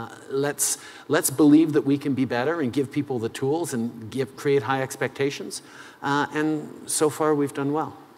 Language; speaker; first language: English; early bilingual, other home language; French